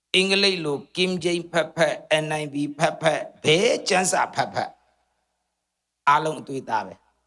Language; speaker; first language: Burmese; non-native, local second language; Hakha Chin